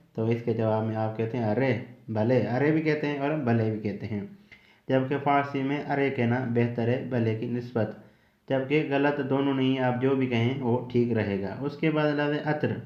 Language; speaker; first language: Urdu; native; Urdu